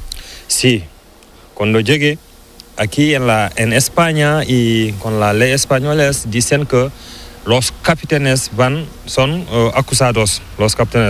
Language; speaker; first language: Spanish; non-native, learner; Fula